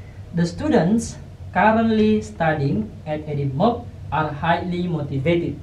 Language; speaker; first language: English; non-native, fluent; Indonesian